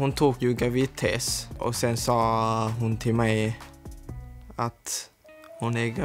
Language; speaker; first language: Swedish; non-native, learner; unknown